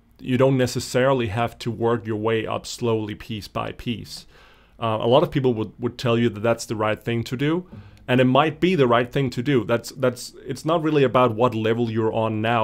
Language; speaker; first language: English; non-native, fluent; Danish